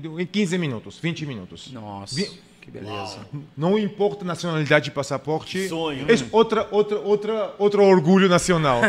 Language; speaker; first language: Portuguese; non-native, learner; Georgian